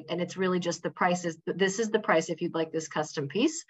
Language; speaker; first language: English; native; English